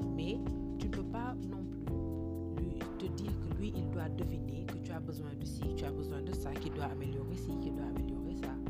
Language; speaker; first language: French; non-native, local second language; Wolof